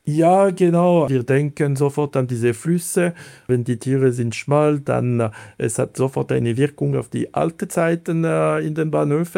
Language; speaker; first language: German; non-native, fluent; Italian